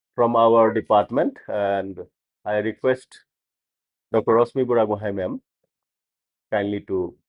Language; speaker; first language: English; non-native, local second language; Assamese